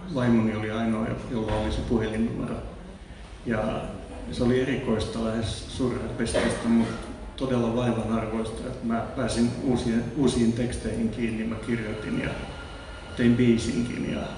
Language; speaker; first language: Finnish; non-native, local second language; Swedish